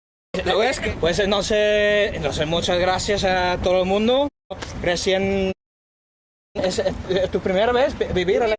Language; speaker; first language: Spanish; non-native, fluent; English